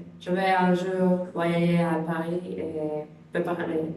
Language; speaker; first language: French; non-native, learner; Spanish